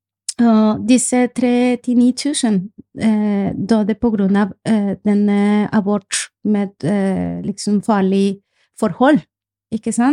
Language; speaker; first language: Norwegian; non-native, fluent; Spanish